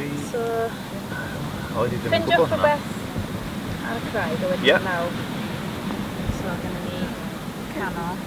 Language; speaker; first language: Welsh; non-native, local second language; English